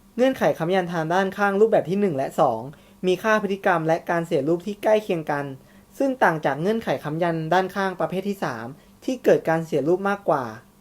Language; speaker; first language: Thai; native; Thai